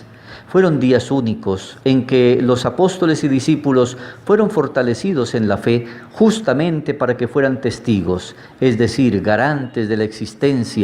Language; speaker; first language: Spanish; native; Spanish